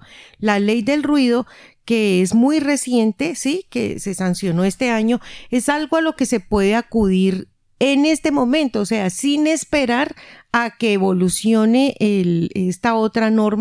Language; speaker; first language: Spanish; native; Spanish